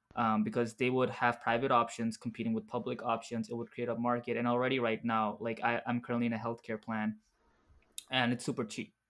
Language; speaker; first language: English; early bilingual, other home language; Arabic